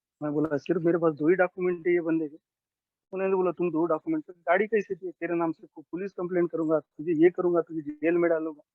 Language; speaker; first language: Hindi; non-native, local second language; Marathi